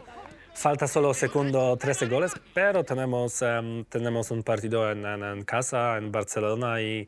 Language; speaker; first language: Spanish; non-native, learner; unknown